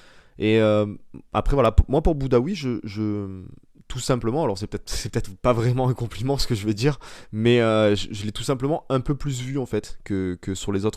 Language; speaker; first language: French; native; French